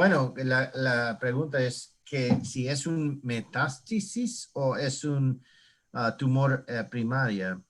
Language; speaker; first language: Spanish; non-native, learner; English